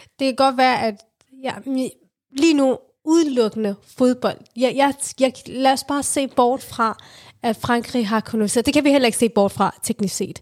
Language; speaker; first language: Danish; early bilingual, other home language; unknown